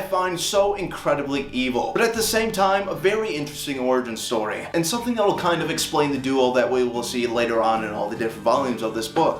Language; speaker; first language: English; native; English